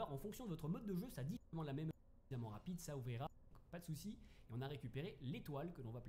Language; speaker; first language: French; native; French